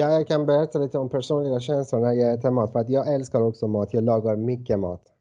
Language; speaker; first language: Swedish; non-native, fluent; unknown